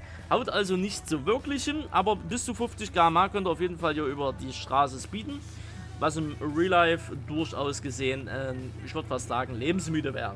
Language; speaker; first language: German; native; German